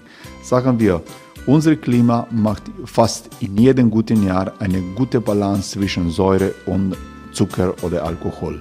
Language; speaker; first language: German; non-native, learner; Croatian